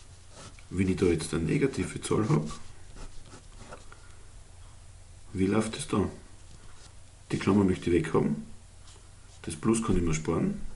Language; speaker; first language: German; native; German